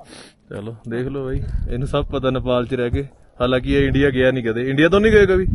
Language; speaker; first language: Hindi; non-native, local second language; Punjabi